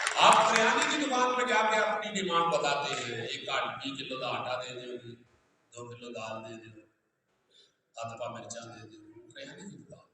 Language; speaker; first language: Urdu; non-native, local second language; Punjabi